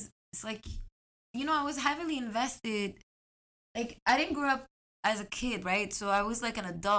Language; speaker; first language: English; non-native, fluent; Arabic